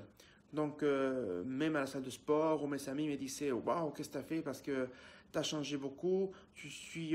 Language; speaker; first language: French; non-native, fluent; Spanish